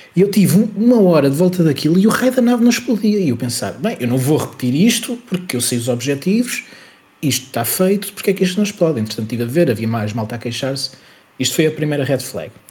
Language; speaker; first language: Portuguese; native; Portuguese